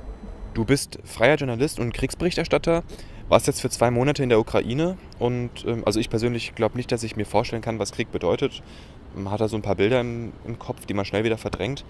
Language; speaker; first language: German; native; German